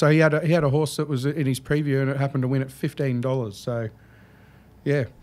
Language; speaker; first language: English; native; English